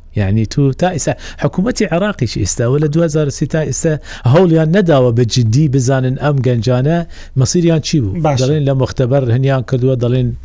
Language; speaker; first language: Central Kurdish; non-native, local second language; Southern Kurdish